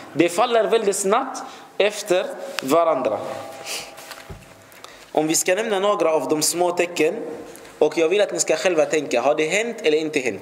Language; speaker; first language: Swedish; non-native, fluent; Arabic